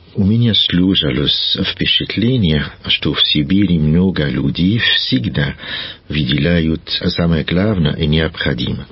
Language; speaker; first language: Russian; non-native, learner; French